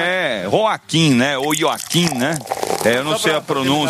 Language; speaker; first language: Portuguese; native; Portuguese